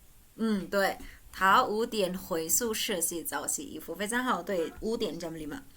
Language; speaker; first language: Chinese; non-native, fluent; Indonesian